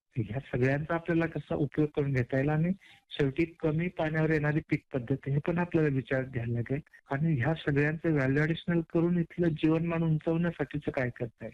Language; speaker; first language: Marathi; non-native, local second language; Kukna